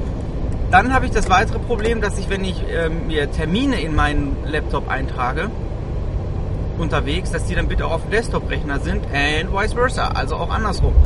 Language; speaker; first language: German; native; German